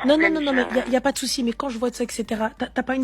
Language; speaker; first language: French; native; French